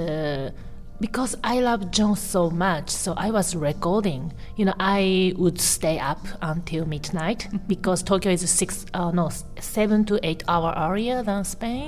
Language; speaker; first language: English; non-native, learner; Japanese